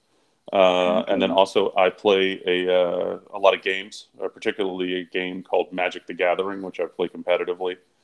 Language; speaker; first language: English; native; English